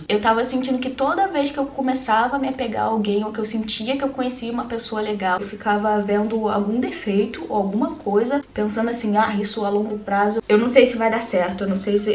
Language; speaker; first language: Portuguese; native; Portuguese